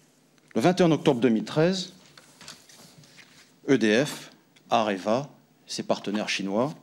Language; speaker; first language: French; native; French